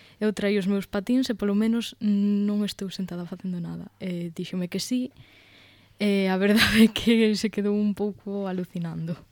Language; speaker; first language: Galician; native; Galician